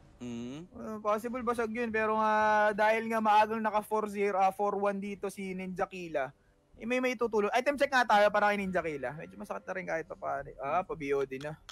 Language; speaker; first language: Filipino; native; Filipino